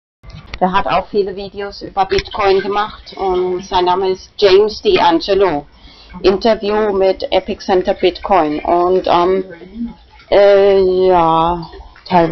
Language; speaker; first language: German; non-native, local second language; Spanish